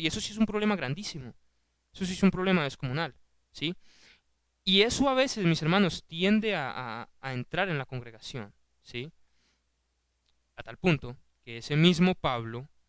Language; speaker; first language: Spanish; native; Spanish